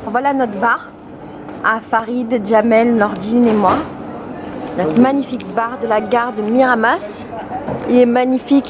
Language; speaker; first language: French; native; French